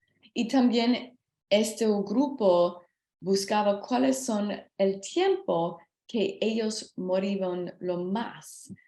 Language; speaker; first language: Spanish; non-native, learner; English